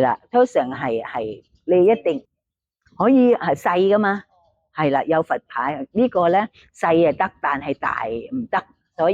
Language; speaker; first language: Cantonese; non-native, learner; Thai